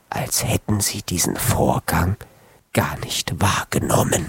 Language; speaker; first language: German; native; German